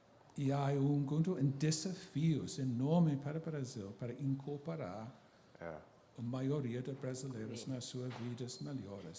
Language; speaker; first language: Portuguese; non-native, fluent; English